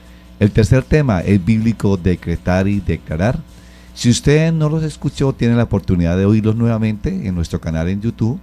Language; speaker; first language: Spanish; native; Spanish